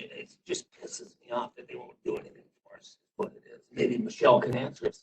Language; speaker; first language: English; native; English